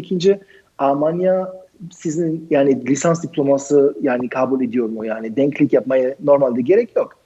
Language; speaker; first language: Turkish; non-native, fluent; German